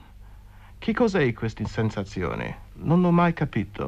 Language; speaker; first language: Italian; non-native, fluent; English